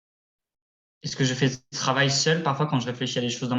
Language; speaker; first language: French; native; French